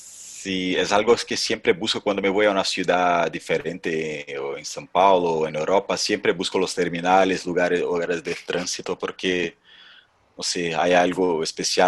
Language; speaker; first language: Spanish; non-native, fluent; Portuguese